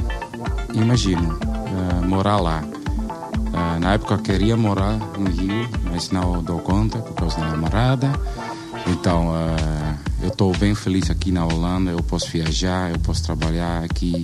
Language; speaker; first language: Portuguese; non-native, learner; Dutch